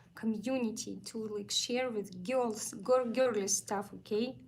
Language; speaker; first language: English; non-native, fluent; Russian